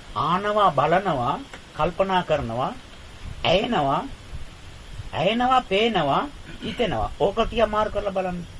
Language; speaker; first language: Sinhala; non-native, fluent; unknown